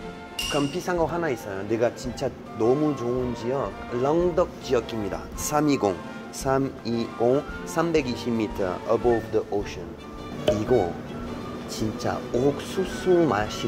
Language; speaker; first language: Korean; non-native, learner; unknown